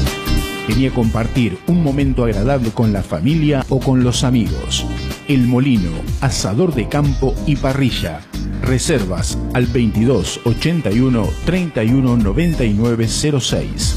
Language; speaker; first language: Spanish; native; Spanish